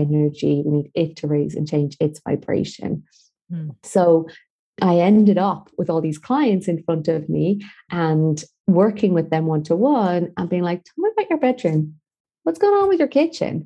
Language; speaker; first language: English; native; English